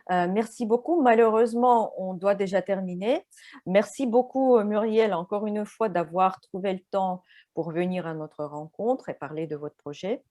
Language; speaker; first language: French; non-native, fluent; Russian